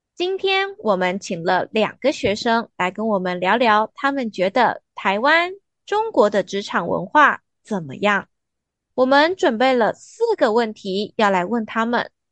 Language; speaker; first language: Chinese; native; Chinese